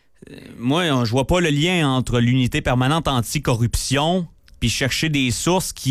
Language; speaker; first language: French; native; French